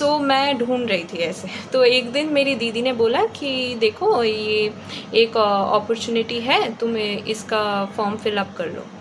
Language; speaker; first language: Hindi; non-native, local second language; Bangla